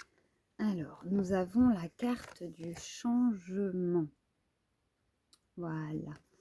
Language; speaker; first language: French; native; French